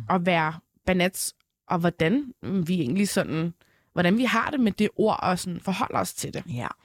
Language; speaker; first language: Danish; early bilingual, other home language; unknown